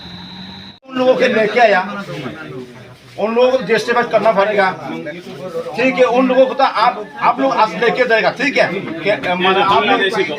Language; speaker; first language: Hindi; non-native, local second language; Kok Borok